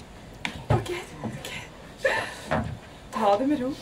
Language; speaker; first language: Swedish; native; Swedish